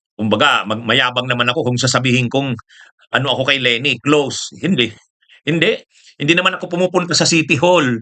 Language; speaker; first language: Filipino; non-native, local second language; Bikol